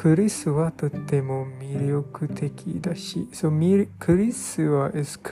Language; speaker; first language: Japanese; non-native, learner; English